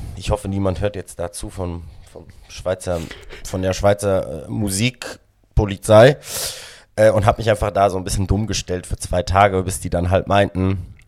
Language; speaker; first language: German; non-native, local second language; Romansh